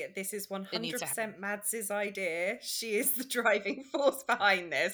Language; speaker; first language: English; native; English